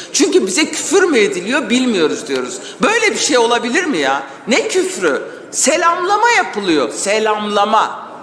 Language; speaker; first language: Turkish; non-native, local second language; Kurdish